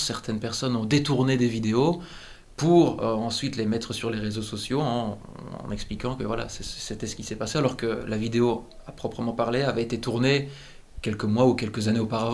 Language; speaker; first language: French; native; French